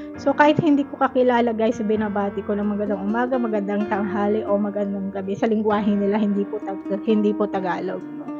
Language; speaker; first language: Filipino; native; Filipino